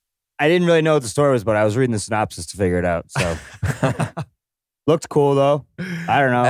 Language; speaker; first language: English; native; English